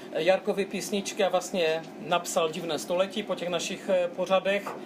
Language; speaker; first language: Czech; non-native, local second language; Polish